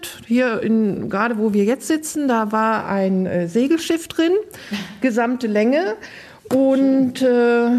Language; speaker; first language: German; native; German